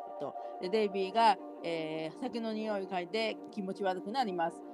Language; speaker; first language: Japanese; native; Japanese